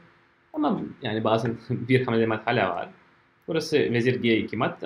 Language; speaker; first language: Turkish; non-native, fluent; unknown